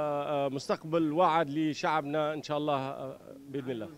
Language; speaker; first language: Arabic; native; Arabic